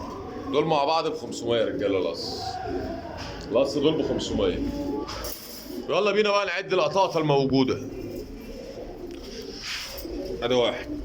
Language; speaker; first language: Arabic; native; Arabic